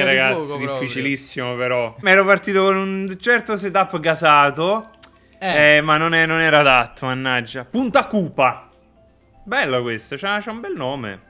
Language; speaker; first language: Italian; native; Italian